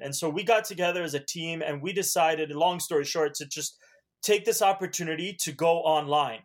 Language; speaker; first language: English; early bilingual, other home language; Hungarian